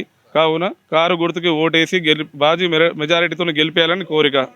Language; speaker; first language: Telugu; native; Telugu